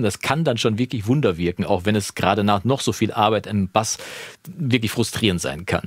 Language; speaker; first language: German; native; German